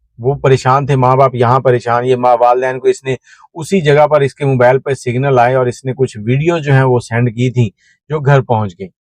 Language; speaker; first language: Urdu; non-native, local second language; Punjabi